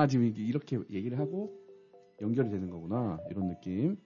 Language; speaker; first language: Korean; native; Korean